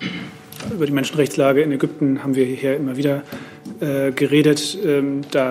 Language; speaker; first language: German; native; German